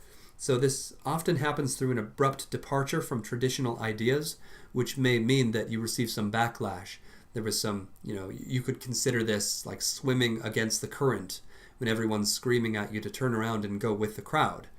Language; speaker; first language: English; native; English